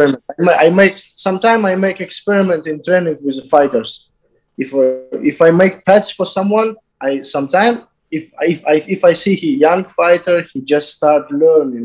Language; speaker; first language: English; non-native, learner; Azerbaijani